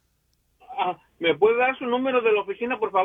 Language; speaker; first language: Spanish; early bilingual, heritage; Spanish